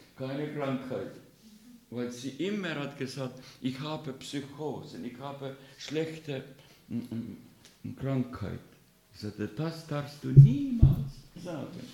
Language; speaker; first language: German; non-native, learner; Russian